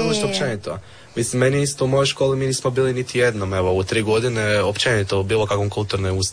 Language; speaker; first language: Serbian; native; Serbian